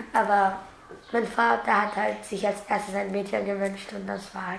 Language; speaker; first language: German; early bilingual, other home language; Turkish